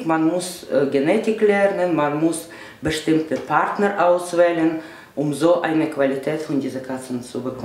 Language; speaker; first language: German; non-native, learner; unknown